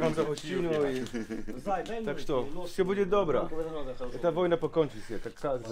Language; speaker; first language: Russian; non-native, learner; Polish